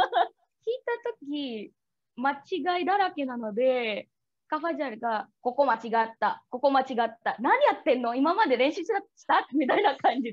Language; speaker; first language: Japanese; non-native, learner; Indonesian